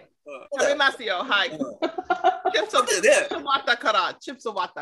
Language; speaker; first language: Japanese; non-native, learner; English